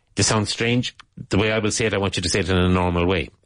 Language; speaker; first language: English; native; English